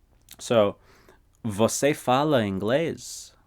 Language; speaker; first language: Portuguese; non-native, fluent; English